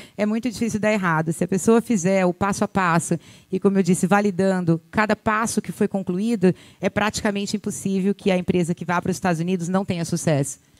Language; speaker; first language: Portuguese; native; Portuguese